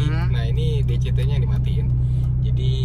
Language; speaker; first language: Indonesian; native; Indonesian